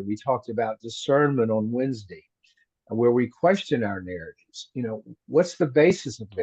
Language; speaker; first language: English; native; English